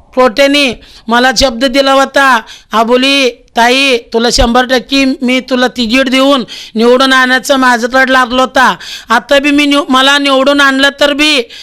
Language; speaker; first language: Marathi; non-native, local second language; Telugu